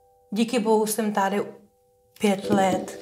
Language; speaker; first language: Czech; non-native, fluent; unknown